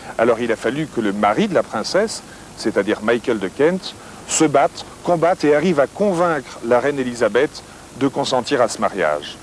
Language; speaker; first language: French; native; French